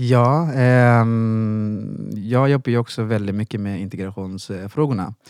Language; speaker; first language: Swedish; non-native, fluent; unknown